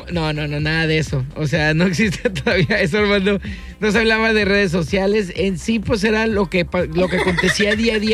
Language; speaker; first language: Spanish; native; Spanish